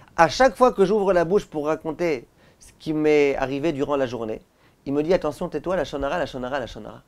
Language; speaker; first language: French; native; French